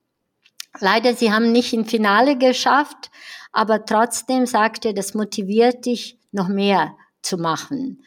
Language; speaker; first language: German; non-native, fluent; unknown